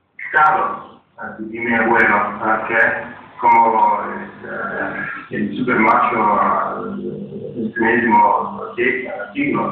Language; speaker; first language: Spanish; non-native, learner; English